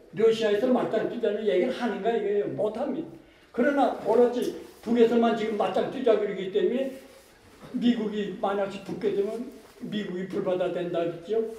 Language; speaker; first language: Korean; native; Korean